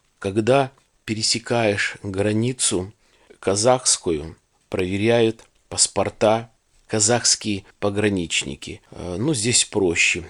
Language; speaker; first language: Russian; native; Russian